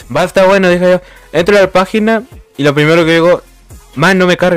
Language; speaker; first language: Spanish; native; Spanish